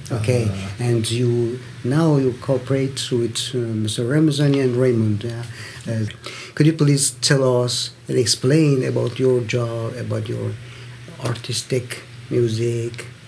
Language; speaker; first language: English; non-native, learner; Persian